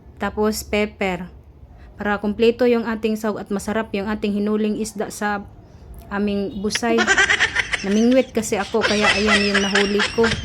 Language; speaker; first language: Filipino; non-native, local second language; Cebuano